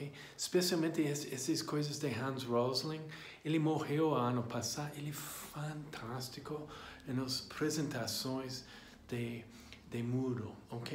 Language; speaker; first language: Portuguese; non-native, fluent; English